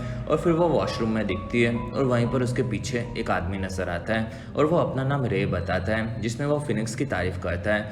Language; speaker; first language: Hindi; native; Hindi